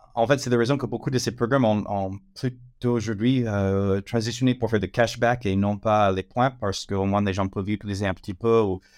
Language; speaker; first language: French; non-native, fluent; English